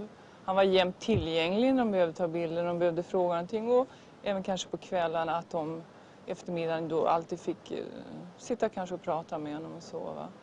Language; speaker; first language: Swedish; native; Swedish